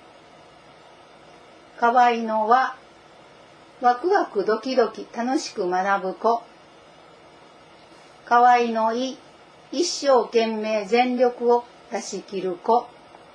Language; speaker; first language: Japanese; native; Japanese